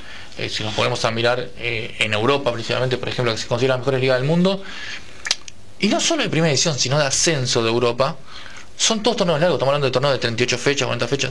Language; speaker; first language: Spanish; native; Spanish